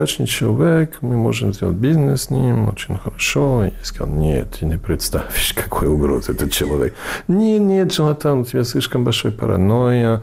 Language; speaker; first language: Russian; non-native, fluent; English